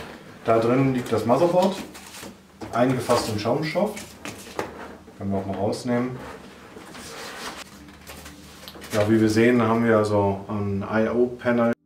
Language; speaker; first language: German; native; German